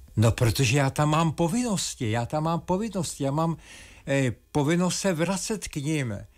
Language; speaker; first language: Czech; native; Czech